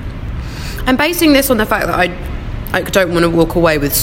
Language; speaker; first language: English; native; English